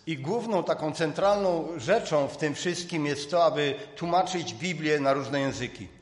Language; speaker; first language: Polish; native; Polish